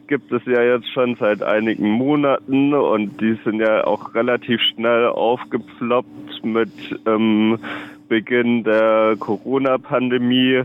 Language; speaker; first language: German; native; German